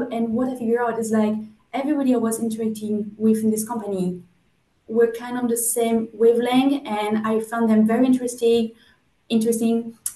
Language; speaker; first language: English; non-native, fluent; French